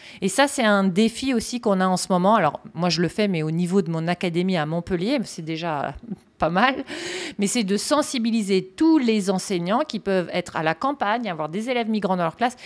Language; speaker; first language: French; native; French